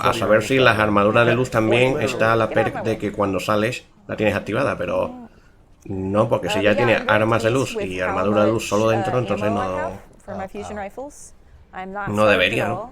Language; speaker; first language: Spanish; native; Spanish